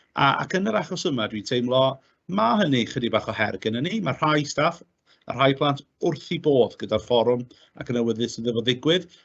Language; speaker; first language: Welsh; native; Welsh